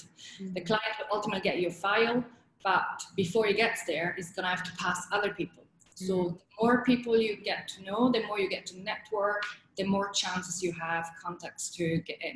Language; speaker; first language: English; non-native, fluent; Italian